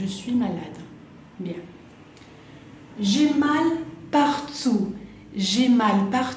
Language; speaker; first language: French; non-native, fluent; Spanish